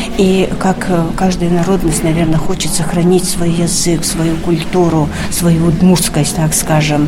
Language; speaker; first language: Russian; non-native, local second language; Udmurt